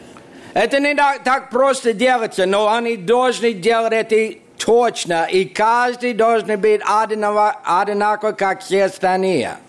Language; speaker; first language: Russian; non-native, fluent; English